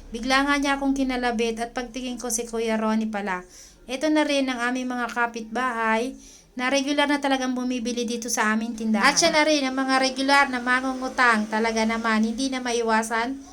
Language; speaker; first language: Filipino; non-native, local second language; Bikol